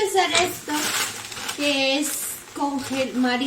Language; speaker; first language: Spanish; native; Spanish